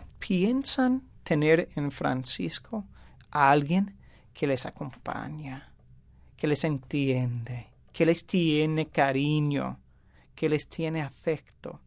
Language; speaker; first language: Spanish; non-native, fluent; English